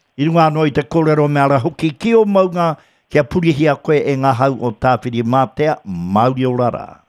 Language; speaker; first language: Māori; native; Māori